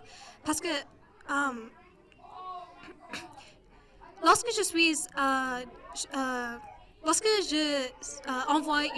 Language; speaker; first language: French; non-native, local second language; English